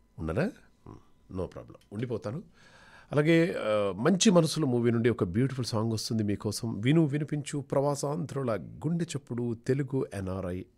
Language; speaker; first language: Telugu; native; Telugu